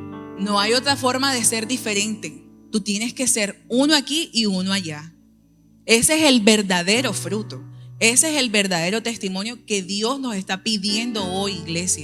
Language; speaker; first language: Spanish; native; Spanish